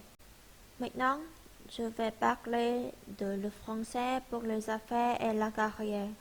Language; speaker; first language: French; non-native, learner; Vietnamese